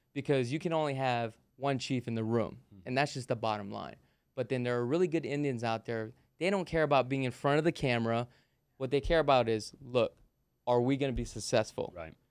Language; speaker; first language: English; native; English